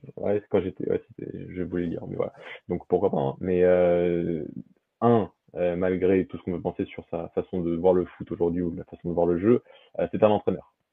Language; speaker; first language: French; early bilingual, other home language; Portuguese